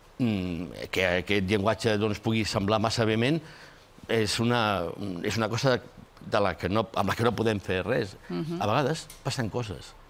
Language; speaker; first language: Catalan; non-native, local second language; Spanish